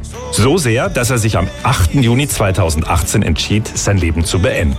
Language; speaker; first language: German; native; German